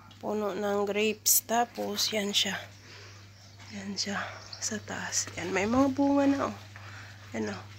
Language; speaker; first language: Filipino; non-native, local second language; Cebuano